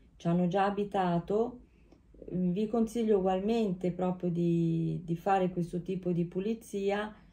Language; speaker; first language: Italian; early bilingual, heritage; Italian